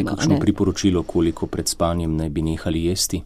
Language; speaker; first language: Slovenian; native; Slovenian